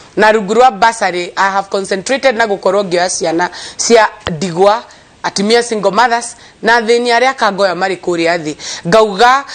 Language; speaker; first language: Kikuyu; native; Kikuyu